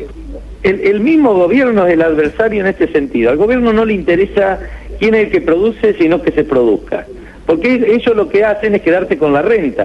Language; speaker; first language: Spanish; native; Spanish